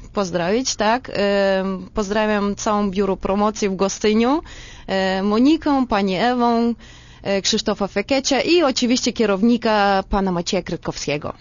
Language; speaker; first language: Polish; non-native, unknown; Russian